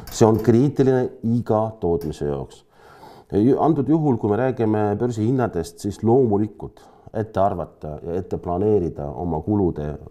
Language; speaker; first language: Estonian; non-native, local second language; Russian